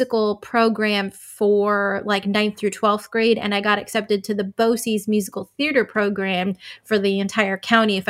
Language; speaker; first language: English; native; English